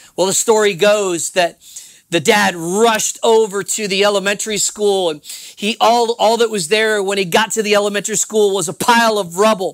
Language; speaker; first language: English; native; English